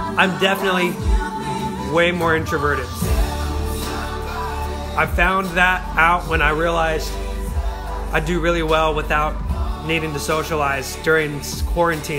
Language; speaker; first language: English; early bilingual, other home language; Spanish